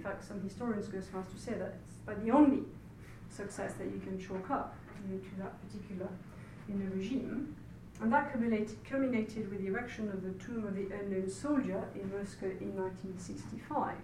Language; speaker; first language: English; non-native, fluent; French